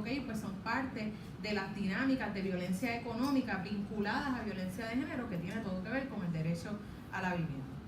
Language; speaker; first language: Spanish; native; Spanish